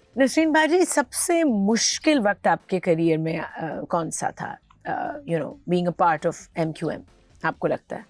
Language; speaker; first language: Urdu; native; Urdu